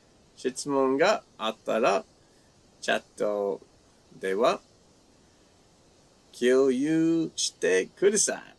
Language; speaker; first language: Japanese; non-native, fluent; English